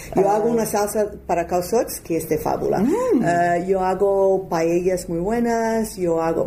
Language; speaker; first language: Spanish; non-native, fluent; English